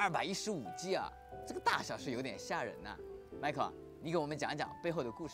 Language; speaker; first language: Chinese; native; Chinese